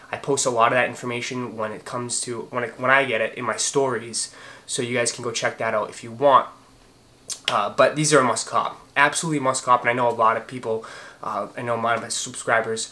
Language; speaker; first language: English; native; English